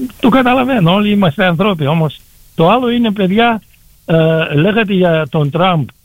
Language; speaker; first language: Greek; early bilingual, heritage; Greek